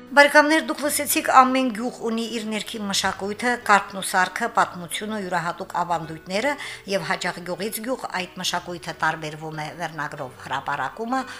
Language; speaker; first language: Armenian; native; Armenian